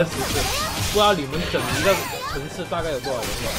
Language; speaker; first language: Chinese; native; Chinese